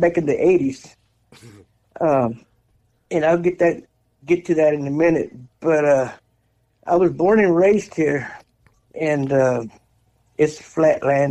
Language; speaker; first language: English; native; English